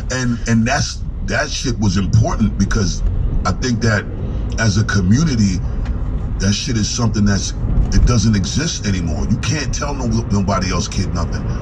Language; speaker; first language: English; native; English